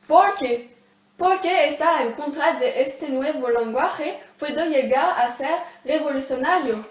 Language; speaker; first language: Spanish; non-native, learner; French